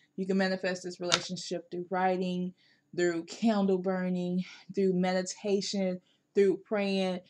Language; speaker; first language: English; native; English